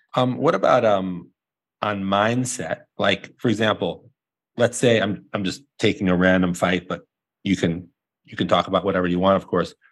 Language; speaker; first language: English; native; English